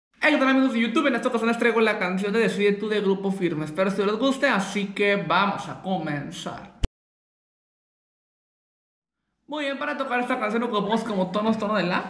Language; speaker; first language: Spanish; native; Spanish